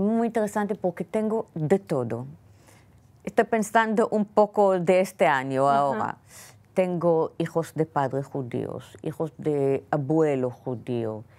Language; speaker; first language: Spanish; non-native, fluent; Hebrew